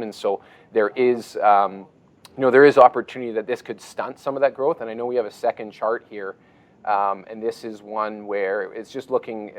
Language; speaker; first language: English; native; English